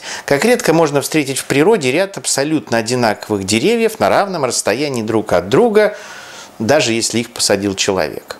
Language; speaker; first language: Russian; native; Russian